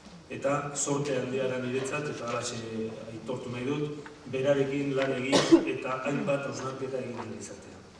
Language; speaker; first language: Basque; native; Basque